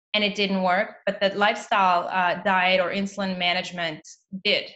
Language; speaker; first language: English; native; English